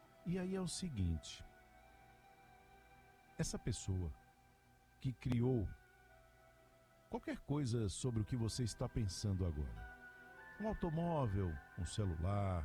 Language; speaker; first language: Portuguese; native; Portuguese